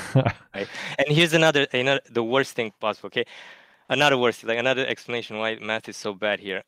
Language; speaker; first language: English; non-native, fluent; Romanian